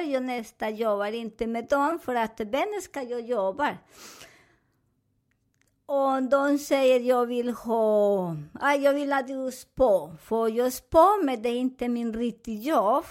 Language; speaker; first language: Swedish; non-native, learner; Spanish